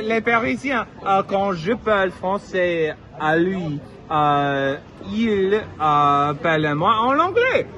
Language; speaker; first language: French; non-native, learner; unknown